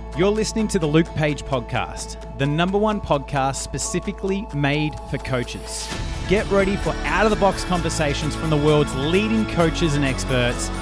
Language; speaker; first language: English; native; English